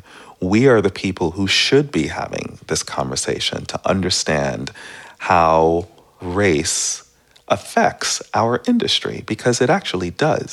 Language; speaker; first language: English; native; English